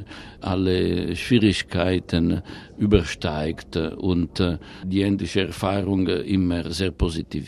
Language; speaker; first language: German; non-native, fluent; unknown